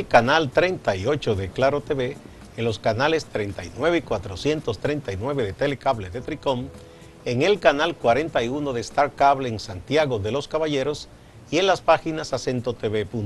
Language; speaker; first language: Spanish; native; Spanish